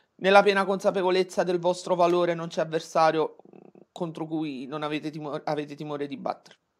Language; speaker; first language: Italian; native; Italian